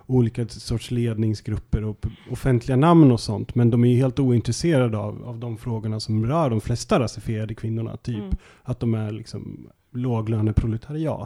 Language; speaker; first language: Swedish; native; Swedish